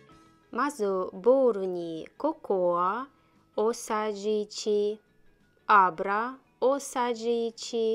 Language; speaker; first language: Japanese; non-native, learner; Russian